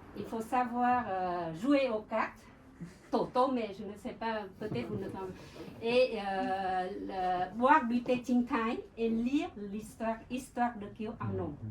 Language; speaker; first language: French; non-native, fluent; Vietnamese